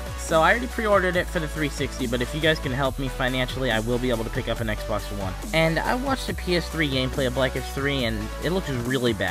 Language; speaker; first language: English; native; English